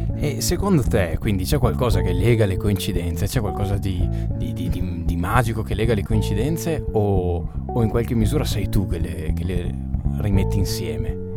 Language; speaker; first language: Italian; native; Italian